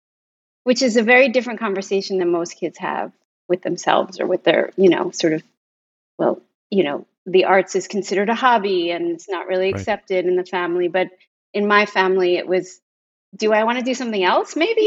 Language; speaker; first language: English; native; English